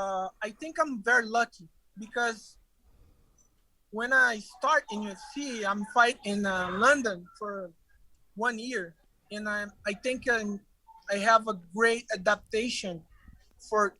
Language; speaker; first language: English; non-native, learner; Portuguese